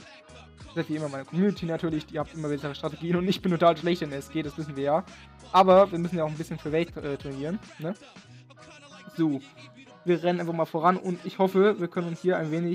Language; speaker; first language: German; native; German